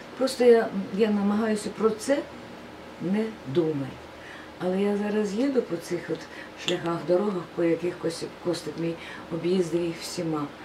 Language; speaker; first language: Ukrainian; non-native, local second language; Russian